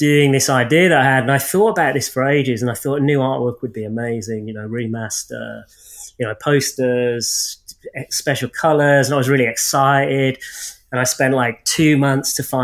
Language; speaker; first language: English; native; English